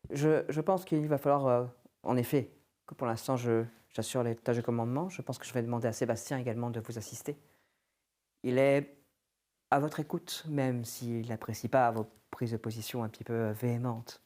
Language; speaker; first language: French; native; French